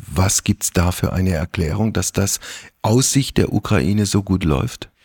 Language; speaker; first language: German; native; German